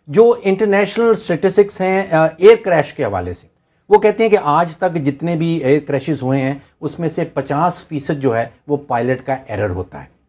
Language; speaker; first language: Urdu; native; Urdu